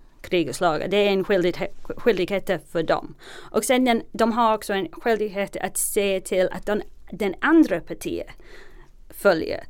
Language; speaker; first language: Swedish; non-native, fluent; English